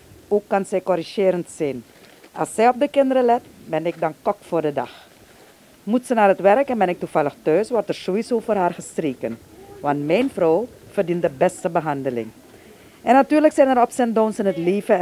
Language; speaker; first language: Dutch; native; Dutch